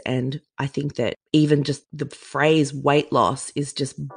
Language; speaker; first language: English; native; English